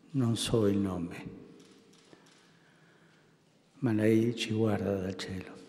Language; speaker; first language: Italian; non-native, fluent; Spanish